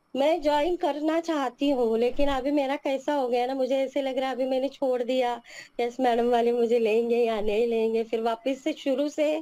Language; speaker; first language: Hindi; non-native, local second language; Telugu